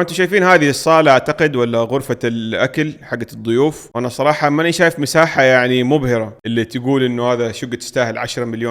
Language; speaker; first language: Arabic; native; Arabic